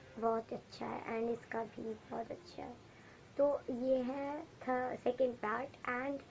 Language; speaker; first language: Hindi; non-native, local second language; Bangla